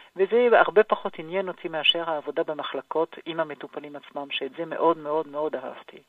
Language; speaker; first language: Hebrew; non-native, fluent; French